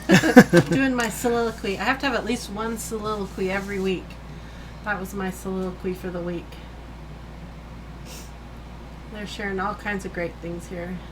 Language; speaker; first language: English; native; English